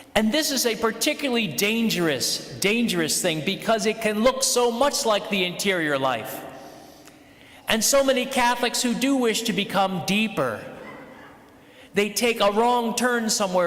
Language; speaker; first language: English; native; English